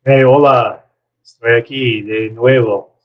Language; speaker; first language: Spanish; non-native, learner; English